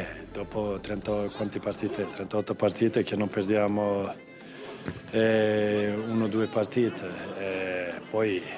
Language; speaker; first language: Italian; non-native, fluent; Swedish